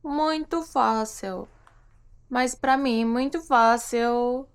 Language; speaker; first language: Portuguese; non-native, learner; Japanese